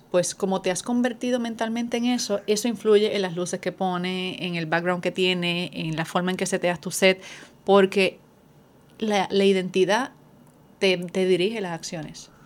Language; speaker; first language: Spanish; native; Spanish